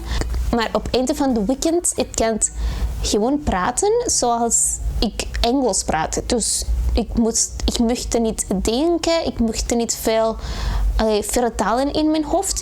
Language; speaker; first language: Dutch; non-native, learner; Spanish